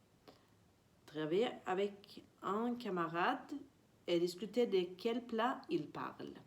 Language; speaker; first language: French; non-native, learner; Swedish